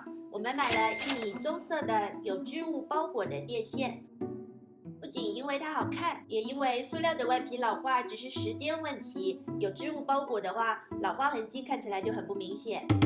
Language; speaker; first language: Chinese; native; Chinese